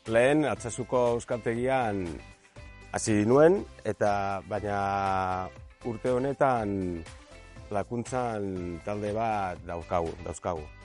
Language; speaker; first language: Basque; non-native, learner; Spanish